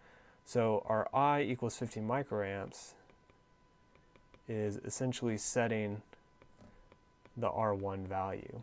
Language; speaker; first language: English; native; English